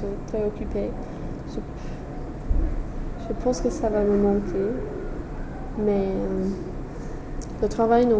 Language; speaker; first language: French; non-native, fluent; English